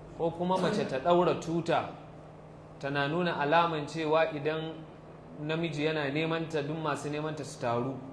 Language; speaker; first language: Hausa; native; Hausa